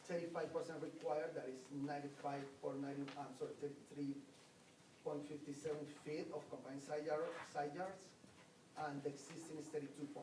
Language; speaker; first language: English; non-native, fluent; Spanish